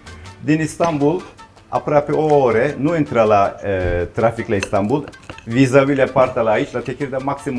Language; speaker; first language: Romanian; non-native, learner; Turkish